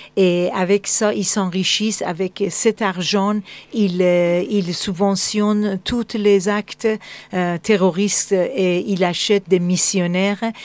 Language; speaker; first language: French; non-native, fluent; Persian